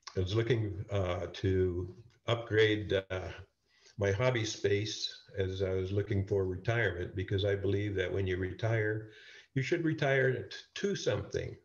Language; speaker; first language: English; native; English